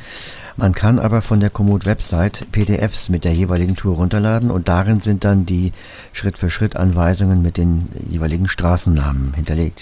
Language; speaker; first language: German; native; German